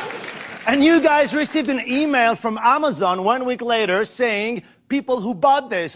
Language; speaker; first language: English; non-native, fluent; French